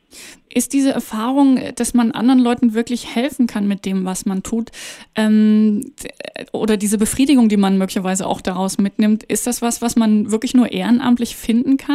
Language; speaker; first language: German; native; German